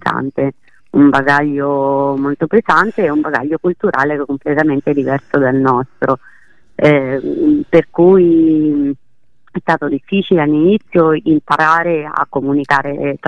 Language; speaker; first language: Italian; native; Italian